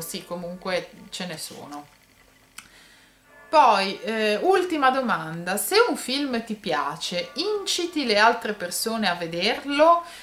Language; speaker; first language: Italian; native; Italian